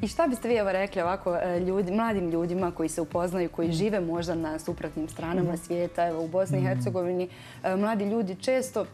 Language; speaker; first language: Croatian; native; Croatian